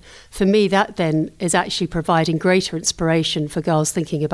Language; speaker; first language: English; native; English